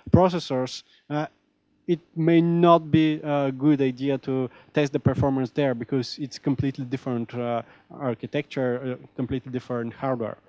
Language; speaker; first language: English; non-native, fluent; Bulgarian